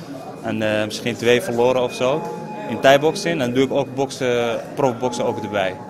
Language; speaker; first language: Dutch; non-native, learner; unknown